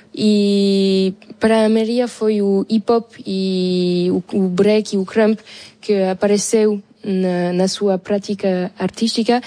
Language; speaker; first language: Portuguese; non-native, learner; French